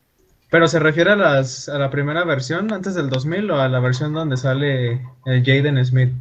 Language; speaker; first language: Spanish; native; Spanish